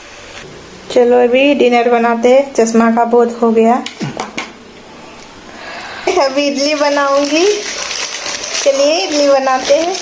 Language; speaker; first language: Hindi; native; Hindi